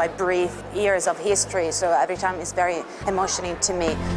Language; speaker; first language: English; non-native, fluent; Italian